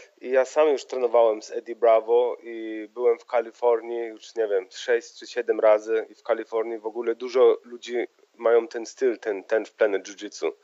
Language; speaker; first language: Polish; early bilingual, heritage; Polish